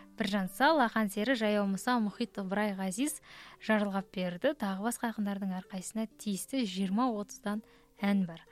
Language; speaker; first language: Kazakh; native; Kazakh